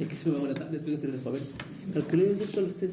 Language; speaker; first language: Spanish; native; Spanish